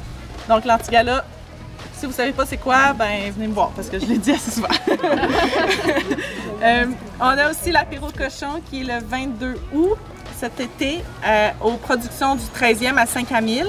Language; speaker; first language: French; native; French